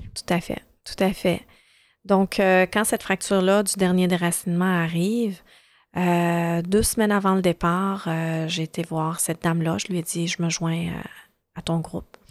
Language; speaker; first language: French; early bilingual, other home language; Arabic